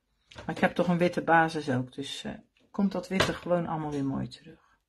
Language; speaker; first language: Dutch; native; Dutch